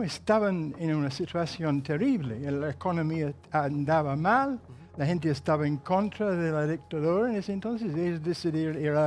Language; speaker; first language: Spanish; non-native, fluent; English